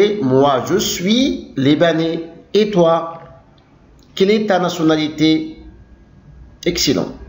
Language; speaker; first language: French; non-native, local second language; Arabic